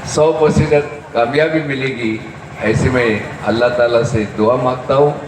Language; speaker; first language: Hindi; non-native, local second language; Marathi